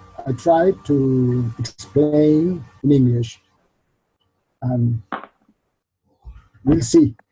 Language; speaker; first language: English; non-native, learner; Spanish